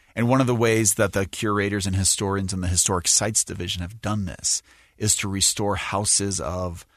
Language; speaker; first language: English; native; English